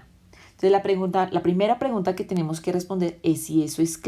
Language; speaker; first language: Spanish; native; Spanish